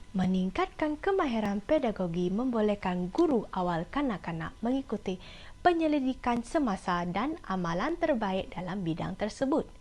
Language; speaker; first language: Malay; non-native, local second language; Iban